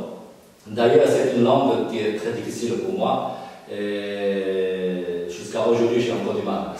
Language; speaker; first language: French; non-native, fluent; Chinese